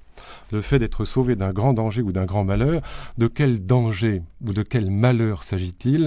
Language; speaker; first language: French; native; French